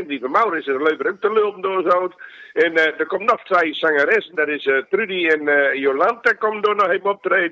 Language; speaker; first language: Dutch; native; Dutch